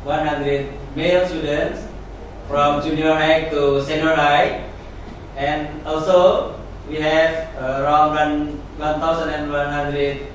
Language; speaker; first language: English; non-native, fluent; Indonesian